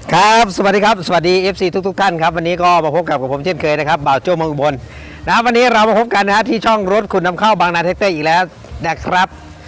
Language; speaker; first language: Thai; non-native, local second language; Northeastern Thai